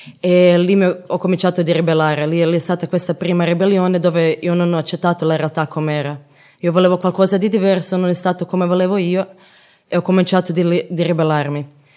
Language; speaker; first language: Italian; non-native, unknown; Croatian